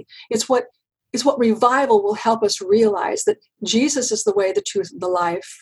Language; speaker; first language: English; native; English